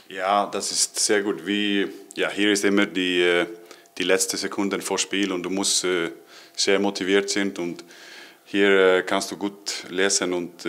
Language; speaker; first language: German; non-native, learner; Icelandic